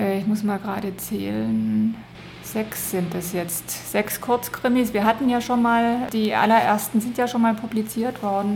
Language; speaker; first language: German; native; German